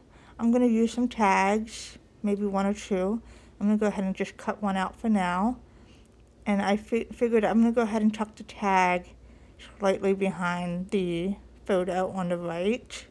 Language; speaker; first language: English; native; English